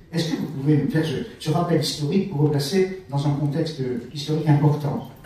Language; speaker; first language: French; native; French